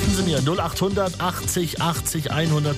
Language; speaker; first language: German; native; German